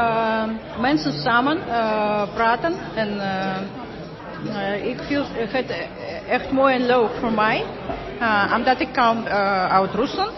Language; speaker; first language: Dutch; non-native, learner; Russian